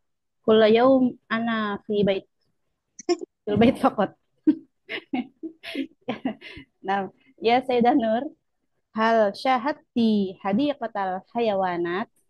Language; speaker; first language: Arabic; non-native, learner; Indonesian